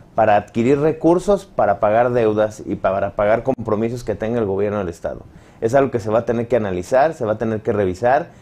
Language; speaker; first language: Spanish; native; Spanish